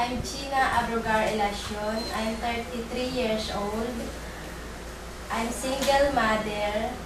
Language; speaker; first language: English; non-native, learner; Filipino